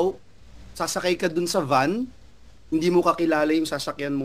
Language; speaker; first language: Filipino; native; Filipino